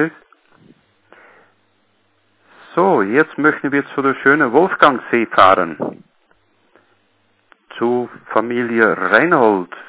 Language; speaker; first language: German; native; German